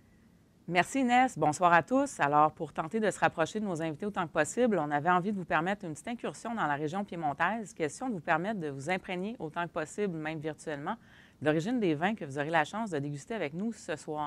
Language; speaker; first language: French; native; French